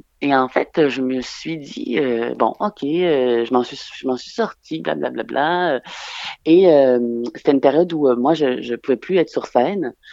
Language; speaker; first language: French; native; French